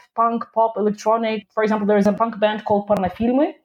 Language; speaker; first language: English; non-native, fluent; Russian